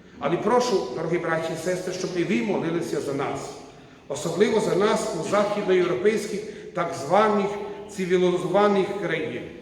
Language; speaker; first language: Ukrainian; non-native, learner; Croatian